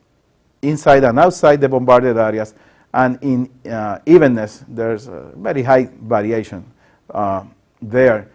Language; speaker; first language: English; non-native, local second language; Spanish